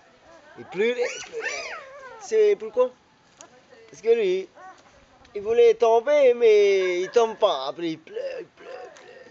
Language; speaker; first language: French; non-native, local second language; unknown